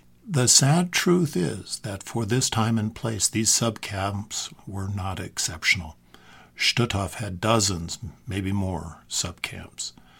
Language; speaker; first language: English; native; English